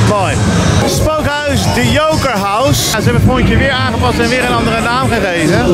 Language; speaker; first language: Dutch; native; Dutch